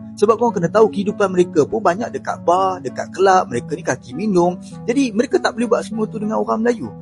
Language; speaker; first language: Malay; native; Malay